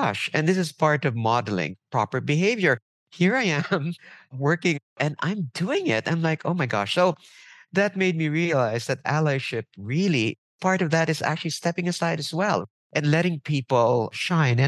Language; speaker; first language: English; non-native, local second language; Filipino